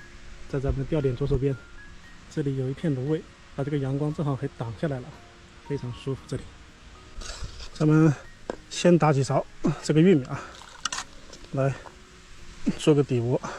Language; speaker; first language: Chinese; native; Chinese